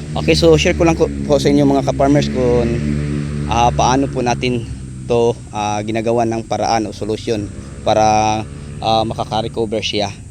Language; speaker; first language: Filipino; non-native, local second language; Cebuano